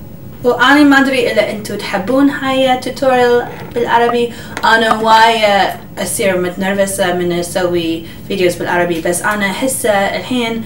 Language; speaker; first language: Arabic; early bilingual, heritage; English